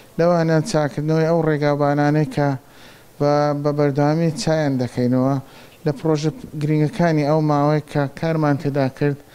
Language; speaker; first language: Central Kurdish; native; Central Kurdish